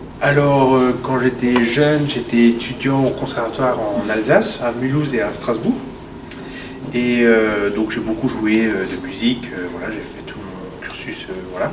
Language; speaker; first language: French; native; French